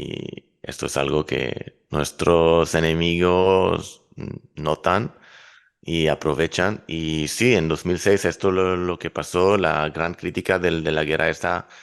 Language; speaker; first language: Spanish; non-native, fluent; Hebrew